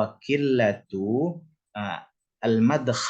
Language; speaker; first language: Arabic; non-native, fluent; Indonesian